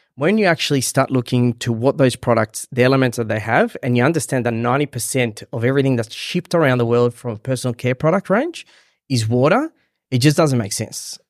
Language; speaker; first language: English; early bilingual, other home language; Hebrew